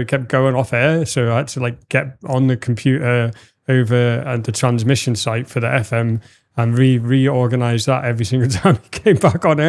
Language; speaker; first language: English; native; English